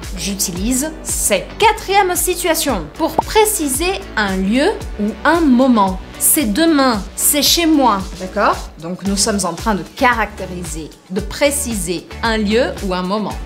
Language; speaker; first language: French; non-native, fluent; Portuguese